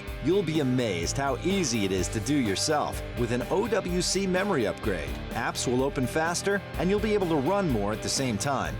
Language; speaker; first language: English; native; English